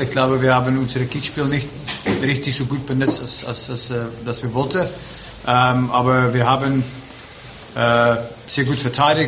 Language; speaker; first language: German; non-native, fluent; Afrikaans